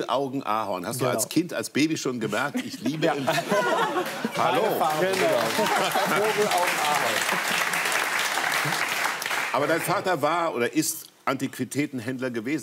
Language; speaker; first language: German; native; German